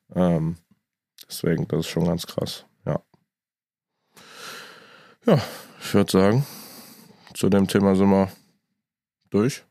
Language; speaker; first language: German; native; German